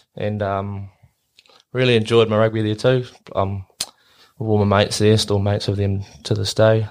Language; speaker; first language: English; native; English